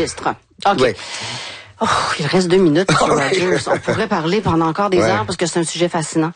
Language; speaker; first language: French; native; French